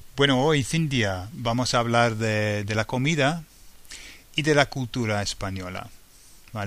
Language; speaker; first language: Spanish; non-native, fluent; English